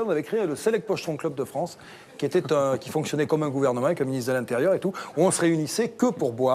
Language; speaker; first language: French; native; French